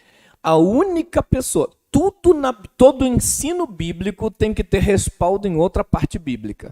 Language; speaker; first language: Portuguese; native; Portuguese